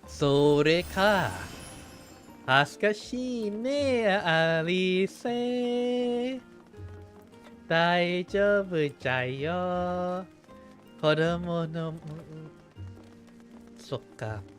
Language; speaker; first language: Japanese; non-native, fluent; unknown